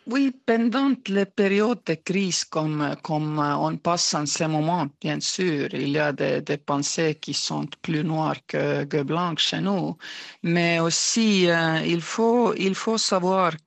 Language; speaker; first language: French; non-native, fluent; Estonian